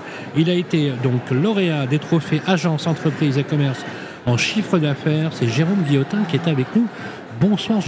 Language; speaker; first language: French; native; French